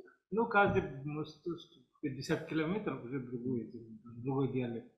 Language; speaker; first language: Russian; non-native, fluent; Assamese